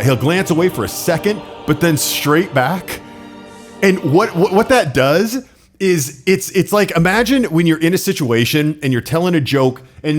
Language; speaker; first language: English; native; English